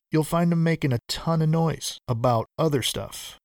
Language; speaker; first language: English; early bilingual, other home language; Spanish